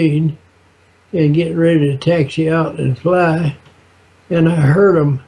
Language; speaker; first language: English; native; English